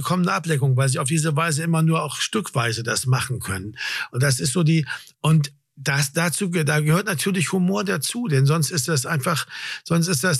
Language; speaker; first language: German; native; German